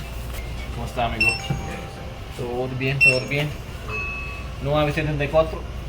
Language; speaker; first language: Spanish; non-native, learner; Sinhala